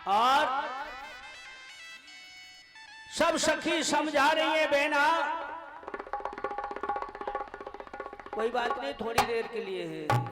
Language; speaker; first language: Hindi; native; Hindi